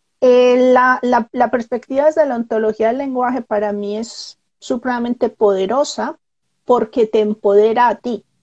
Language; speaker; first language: Spanish; native; Spanish